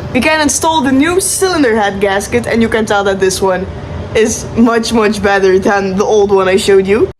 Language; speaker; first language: English; non-native, fluent; Dutch